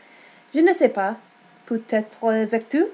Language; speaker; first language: French; non-native, learner; English